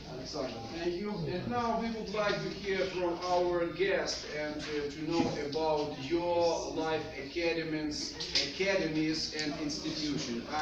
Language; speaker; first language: English; non-native, fluent; Russian